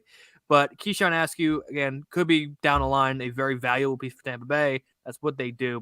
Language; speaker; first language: English; native; English